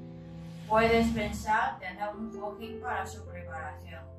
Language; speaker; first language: Spanish; non-native, learner; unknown